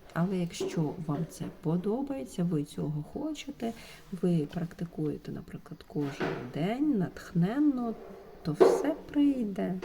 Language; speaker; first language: Ukrainian; non-native, local second language; Russian